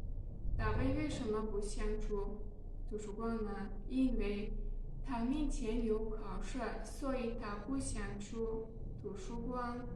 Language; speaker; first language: Chinese; non-native, learner; Tajik